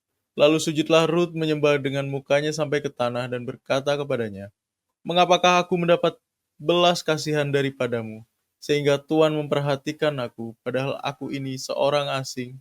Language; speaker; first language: Indonesian; native; Indonesian